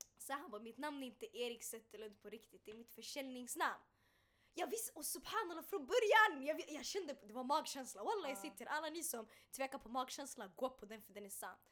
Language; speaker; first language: Swedish; early bilingual, other home language; Tigrinya